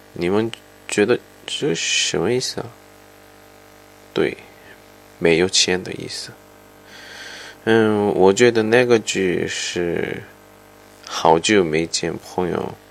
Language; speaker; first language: Chinese; non-native, fluent; Korean